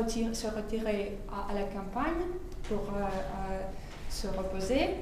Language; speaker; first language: French; non-native, fluent; Russian